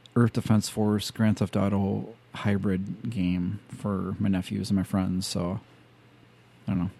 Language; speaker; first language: English; native; English